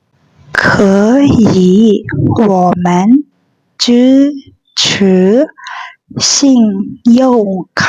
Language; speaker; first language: Chinese; non-native, fluent; Burmese